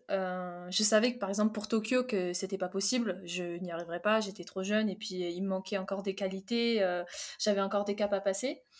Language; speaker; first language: French; early bilingual, other home language; Arabic